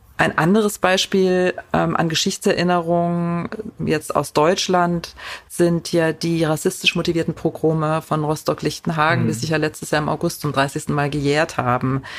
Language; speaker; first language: German; native; German